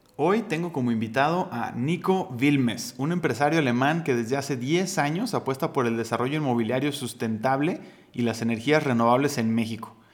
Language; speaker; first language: Spanish; native; Spanish